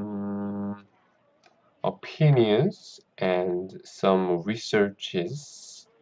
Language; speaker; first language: English; non-native, learner; Korean